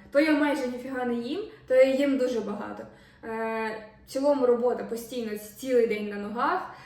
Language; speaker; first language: Ukrainian; non-native, local second language; Russian